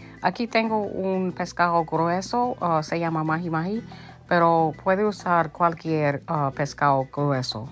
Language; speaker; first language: Spanish; early bilingual, heritage; English